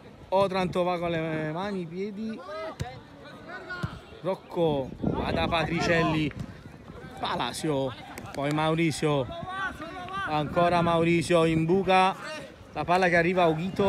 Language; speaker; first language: Italian; native; Italian